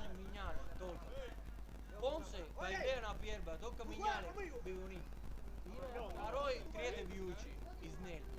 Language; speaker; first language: Russian; early bilingual, heritage; Spanish